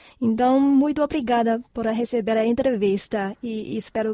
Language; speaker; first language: Portuguese; non-native, fluent; Chinese